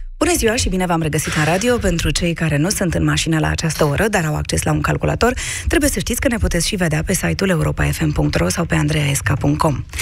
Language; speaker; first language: Romanian; native; Romanian